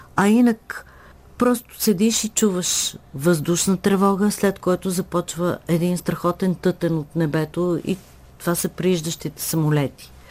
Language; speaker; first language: Bulgarian; native; Bulgarian